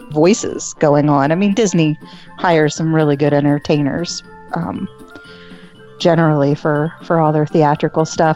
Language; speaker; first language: English; native; English